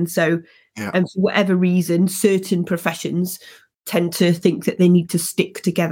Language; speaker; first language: English; native; English